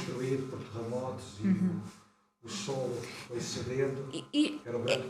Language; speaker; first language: Portuguese; native; Portuguese